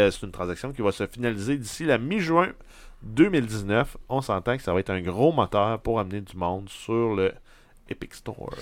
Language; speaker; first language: French; native; French